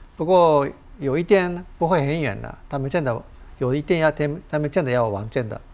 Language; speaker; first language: Chinese; non-native, fluent; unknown